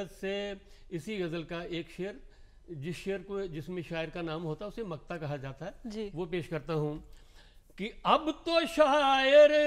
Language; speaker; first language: Hindi; non-native, local second language; Punjabi